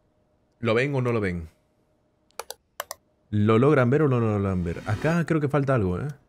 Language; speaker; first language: Spanish; native; Spanish